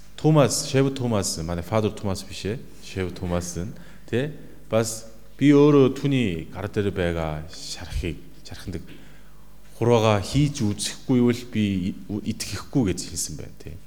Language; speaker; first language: Mongolian; non-native, fluent; Korean